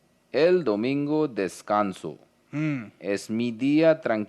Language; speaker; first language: Spanish; non-native, learner; Hindi